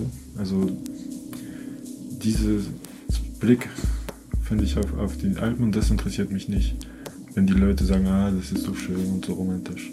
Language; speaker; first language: German; non-native, fluent; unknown